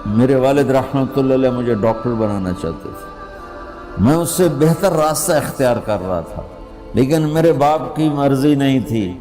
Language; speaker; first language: Urdu; non-native, local second language; Punjabi